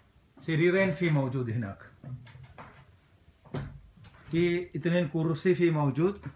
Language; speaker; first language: Arabic; non-native, learner; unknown